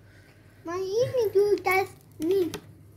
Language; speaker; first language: Indonesian; native; Indonesian